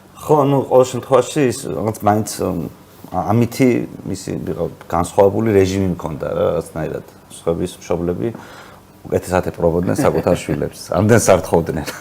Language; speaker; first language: Georgian; native; Georgian